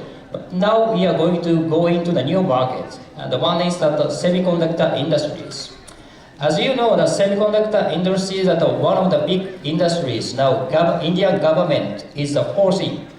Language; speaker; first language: English; non-native, fluent; Japanese